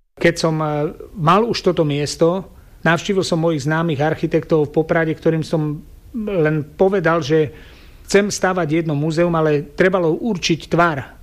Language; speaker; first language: Slovak; native; Slovak